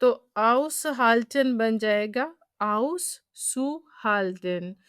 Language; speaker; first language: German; non-native, fluent; Urdu